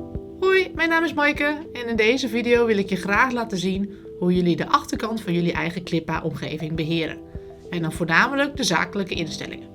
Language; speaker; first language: Dutch; native; Dutch